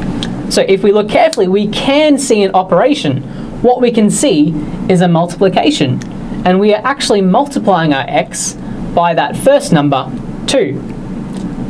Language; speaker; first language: English; native; English